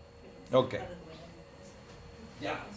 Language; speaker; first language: Spanish; native; Spanish